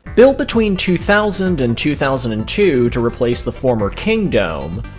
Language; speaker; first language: English; native; English